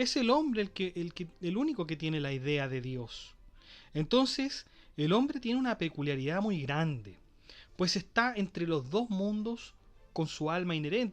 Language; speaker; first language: Spanish; native; Spanish